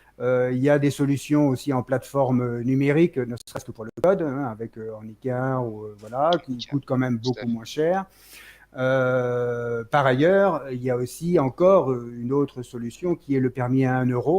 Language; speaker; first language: French; native; French